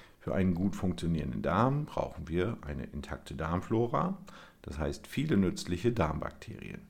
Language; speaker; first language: German; native; German